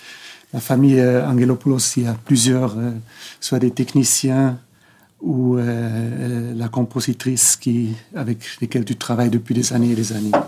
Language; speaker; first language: French; non-native, local second language; German